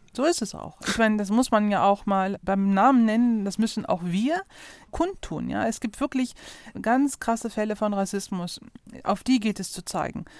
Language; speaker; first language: German; early bilingual, other home language; Turkish